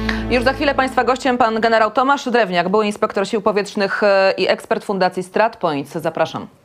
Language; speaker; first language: Polish; native; Polish